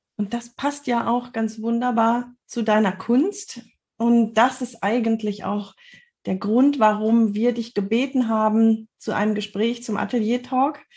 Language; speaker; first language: German; native; German